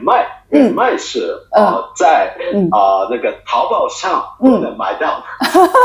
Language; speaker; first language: Chinese; non-native, fluent; Japanese